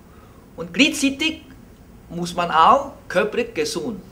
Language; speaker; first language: German; non-native, learner; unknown